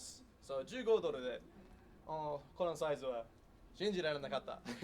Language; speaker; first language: Japanese; non-native, learner; English